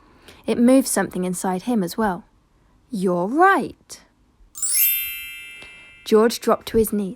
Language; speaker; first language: English; native; English